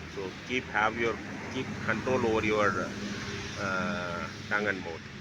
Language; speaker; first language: English; non-native, local second language; Tamil